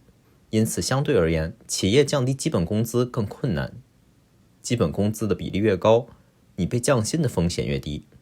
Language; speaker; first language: Chinese; native; Chinese